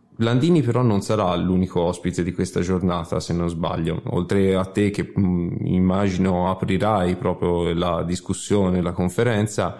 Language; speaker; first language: Italian; native; Italian